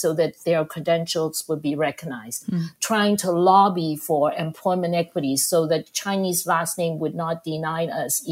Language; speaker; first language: English; non-native, local second language; Cantonese